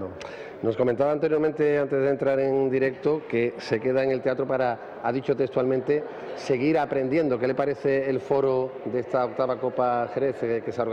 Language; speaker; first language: Spanish; native; Spanish